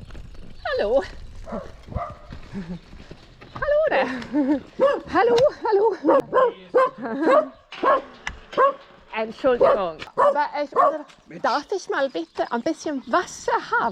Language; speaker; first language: German; non-native, learner; English